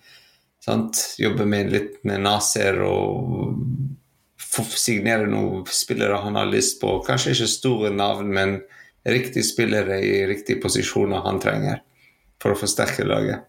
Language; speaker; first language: Norwegian; non-native, fluent; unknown